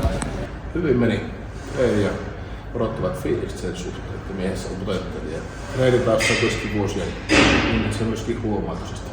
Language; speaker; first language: Finnish; native; Finnish